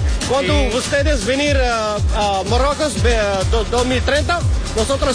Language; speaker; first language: Spanish; non-native, learner; Arabic